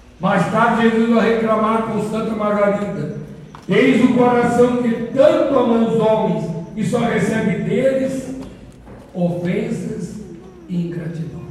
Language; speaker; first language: Portuguese; native; Portuguese